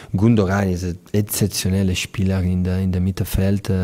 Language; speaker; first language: German; non-native, learner; Catalan